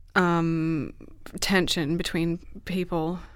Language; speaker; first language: English; native; English